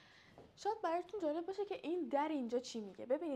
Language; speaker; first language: Persian; native; Persian